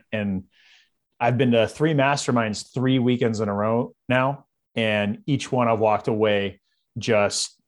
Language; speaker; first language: English; native; English